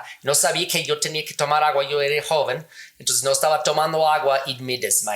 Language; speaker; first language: Spanish; non-native, learner; English